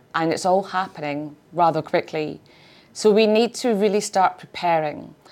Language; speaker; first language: English; native; English